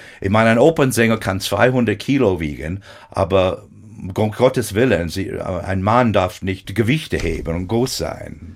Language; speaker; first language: German; non-native, fluent; English